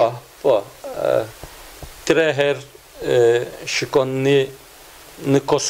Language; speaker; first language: Albanian; non-native, learner; Turkish